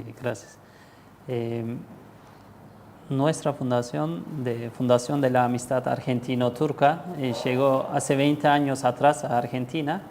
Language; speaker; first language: Spanish; non-native, learner; Turkish